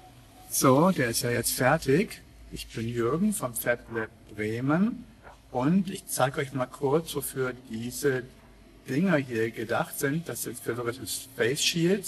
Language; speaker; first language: German; native; German